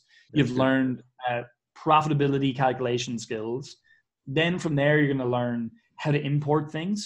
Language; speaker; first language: English; native; English